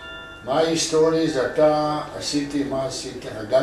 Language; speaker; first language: Hebrew; non-native, learner; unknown